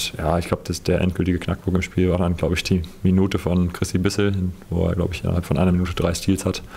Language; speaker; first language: German; native; German